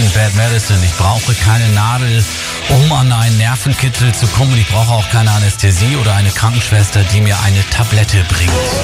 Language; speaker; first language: German; native; German